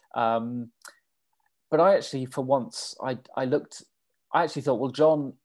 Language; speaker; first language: English; native; English